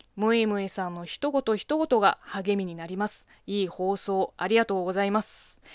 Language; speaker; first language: Japanese; non-native, fluent; Chinese